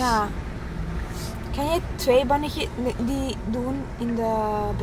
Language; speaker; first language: Dutch; non-native, learner; Italian